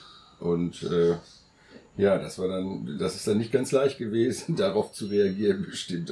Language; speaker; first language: German; native; German